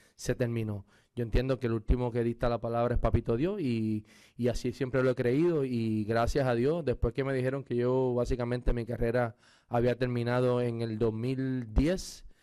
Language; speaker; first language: Spanish; native; Spanish